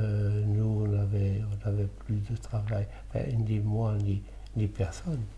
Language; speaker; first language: French; early bilingual, other home language; Italian